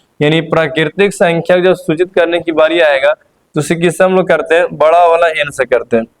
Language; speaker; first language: Hindi; native; Hindi